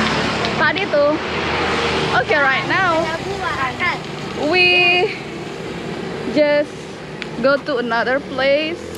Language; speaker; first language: English; non-native, learner; Indonesian